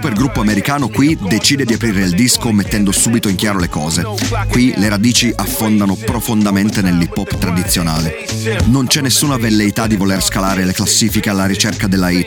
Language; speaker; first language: Italian; native; Italian